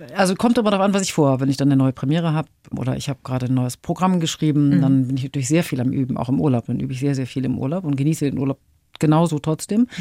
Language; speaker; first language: German; native; German